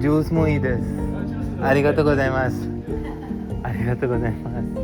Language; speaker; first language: Japanese; non-native, learner; Hindi